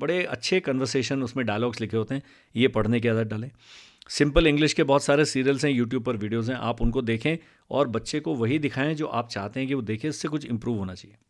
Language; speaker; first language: Hindi; non-native, local second language; Punjabi